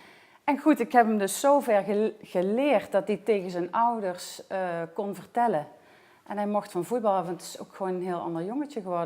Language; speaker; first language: Dutch; native; Dutch